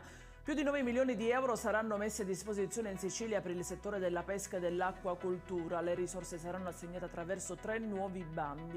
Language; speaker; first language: Italian; native; Italian